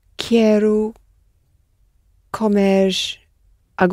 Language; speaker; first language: Portuguese; non-native, learner; English